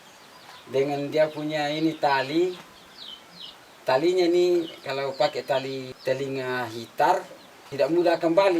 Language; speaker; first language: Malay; non-native, local second language; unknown